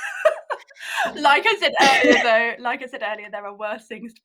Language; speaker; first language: English; native; English